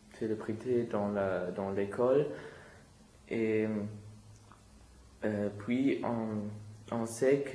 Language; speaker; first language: French; non-native, learner; German